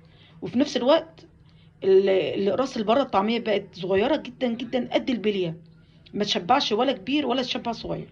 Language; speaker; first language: Arabic; native; Arabic